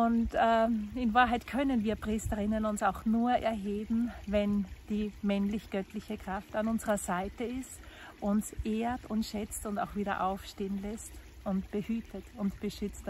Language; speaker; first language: German; native; German